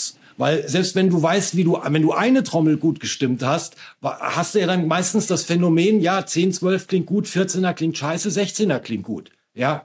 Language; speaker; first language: German; native; German